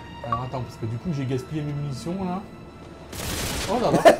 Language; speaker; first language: French; native; French